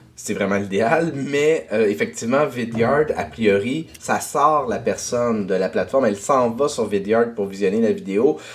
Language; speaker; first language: French; native; French